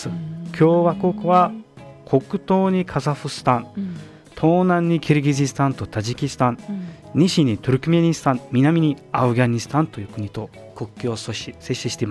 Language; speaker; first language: Japanese; non-native, fluent; Uzbek